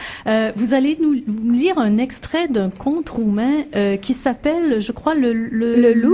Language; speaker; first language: French; native; French